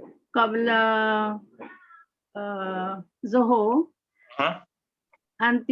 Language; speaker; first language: Arabic; non-native, learner; Malay